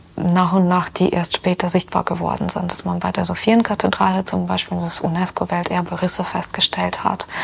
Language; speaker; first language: German; non-native, fluent; Ukrainian